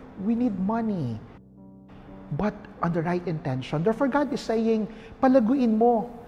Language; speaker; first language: English; non-native, local second language; Filipino